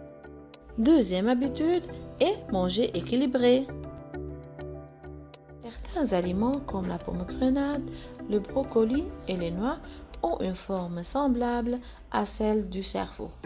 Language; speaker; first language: French; non-native, fluent; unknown